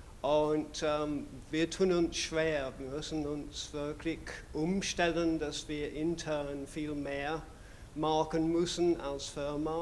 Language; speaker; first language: German; non-native, fluent; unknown